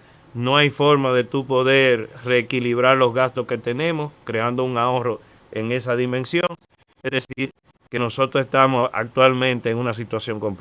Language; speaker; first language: Spanish; native; Spanish